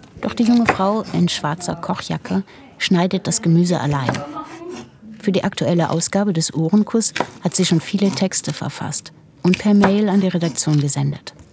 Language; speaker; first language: German; native; German